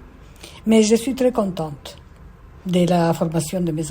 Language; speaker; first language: French; non-native, fluent; Spanish